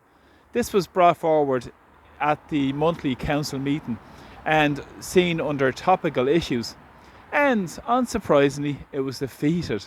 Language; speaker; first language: English; native; English